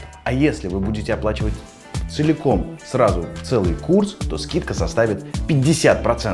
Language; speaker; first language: Russian; native; Russian